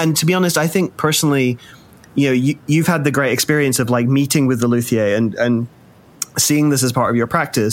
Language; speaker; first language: English; native; English